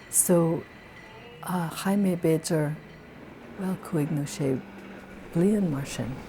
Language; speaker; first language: Irish; non-native, fluent; English